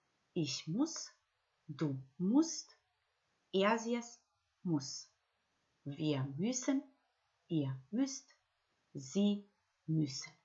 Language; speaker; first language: German; non-native, fluent; Macedonian